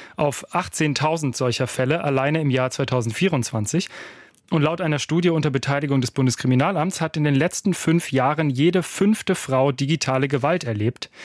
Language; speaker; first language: German; native; German